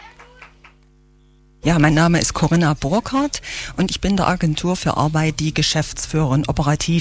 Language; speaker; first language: German; native; German